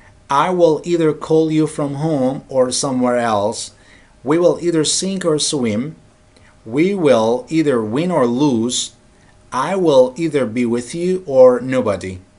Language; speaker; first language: English; non-native, fluent; Turkish